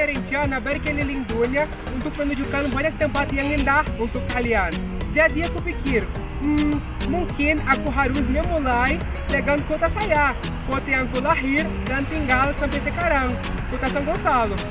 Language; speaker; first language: Indonesian; non-native, fluent; Portuguese